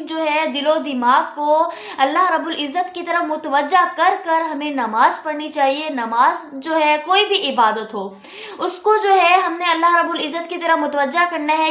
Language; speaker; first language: Urdu; native; Urdu